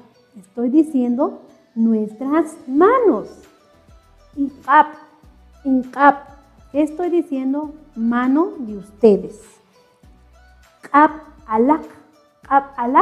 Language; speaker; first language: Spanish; non-native, local second language; Kʼicheʼ